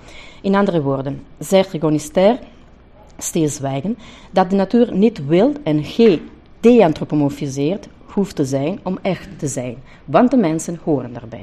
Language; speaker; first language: Dutch; non-native, fluent; Italian